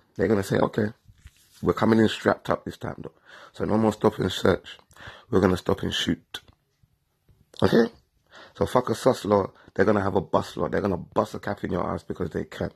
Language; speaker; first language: English; native; English